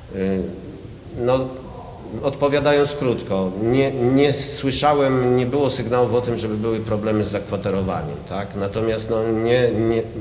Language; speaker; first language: Polish; native; Polish